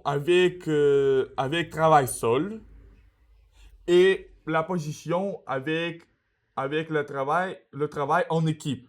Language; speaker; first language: French; non-native, learner; Russian